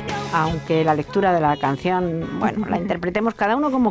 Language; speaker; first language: Spanish; native; Spanish